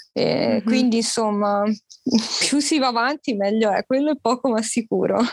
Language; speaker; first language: Italian; native; Italian